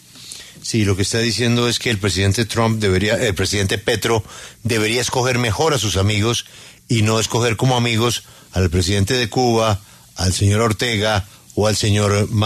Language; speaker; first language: Spanish; native; Spanish